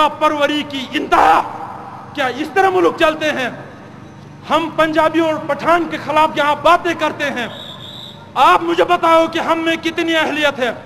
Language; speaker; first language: Urdu; non-native, local second language; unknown